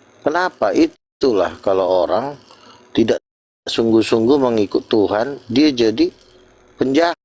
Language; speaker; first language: Malay; native; Malay